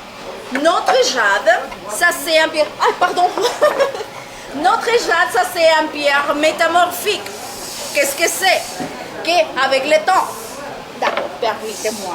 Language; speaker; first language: French; non-native, learner; Spanish